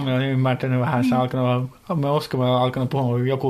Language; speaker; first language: Finnish; early bilingual, heritage; Norwegian